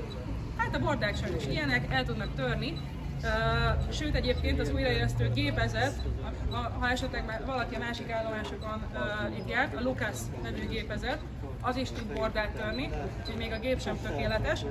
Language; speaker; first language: Hungarian; native; Hungarian